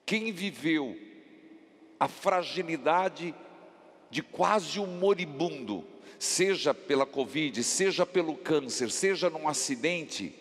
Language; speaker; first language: Portuguese; native; Portuguese